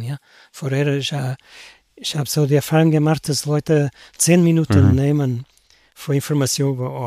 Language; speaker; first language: German; non-native, learner; Portuguese